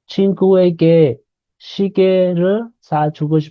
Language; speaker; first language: Korean; non-native, fluent; Lao